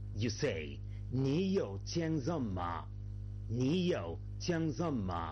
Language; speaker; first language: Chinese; non-native, learner; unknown